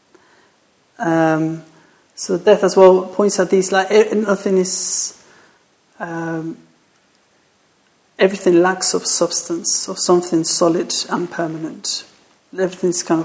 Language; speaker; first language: English; non-native, fluent; Spanish